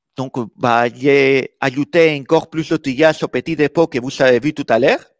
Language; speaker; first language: French; non-native, fluent; Spanish